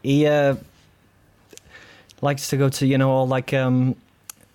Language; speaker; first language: English; native; English